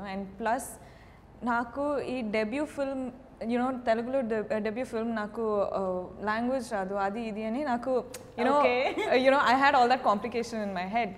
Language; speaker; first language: Telugu; non-native, learner; Kannada